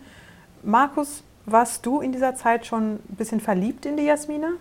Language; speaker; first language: German; native; German